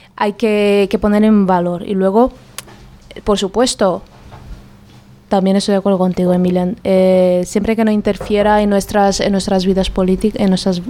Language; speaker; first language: Spanish; non-native, fluent; Portuguese